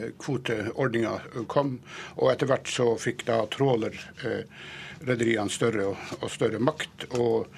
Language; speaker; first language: Norwegian; native; Norwegian